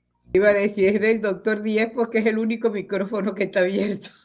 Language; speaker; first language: Spanish; native; Spanish